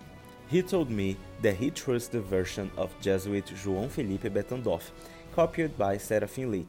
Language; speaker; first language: English; non-native, fluent; Portuguese